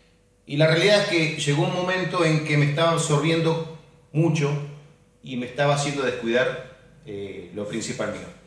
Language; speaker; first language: Spanish; native; Spanish